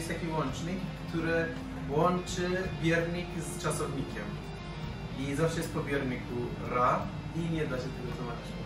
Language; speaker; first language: Polish; non-native, fluent; Persian